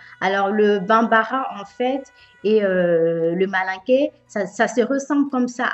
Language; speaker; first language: French; early bilingual, other home language; Bambara